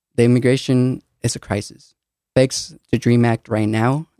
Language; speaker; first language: English; early bilingual, other home language; Spanish